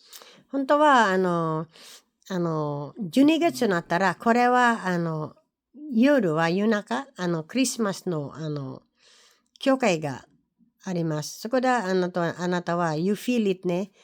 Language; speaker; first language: Japanese; non-native, learner; Filipino